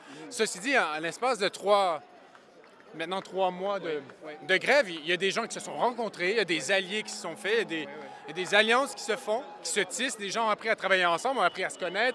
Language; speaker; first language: French; native; French